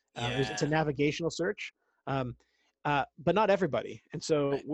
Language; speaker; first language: English; native; English